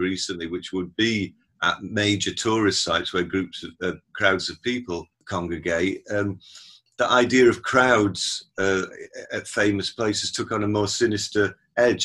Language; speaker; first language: English; native; English